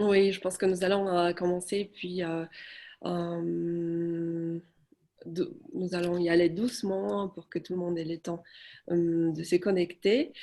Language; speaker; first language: French; non-native, fluent; Polish